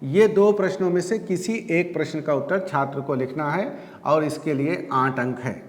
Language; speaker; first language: Hindi; non-native, local second language; Telugu